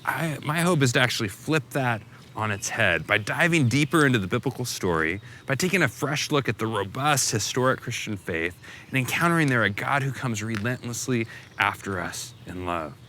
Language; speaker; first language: English; native; English